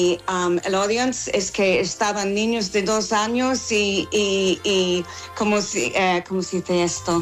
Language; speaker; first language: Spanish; non-native, learner; English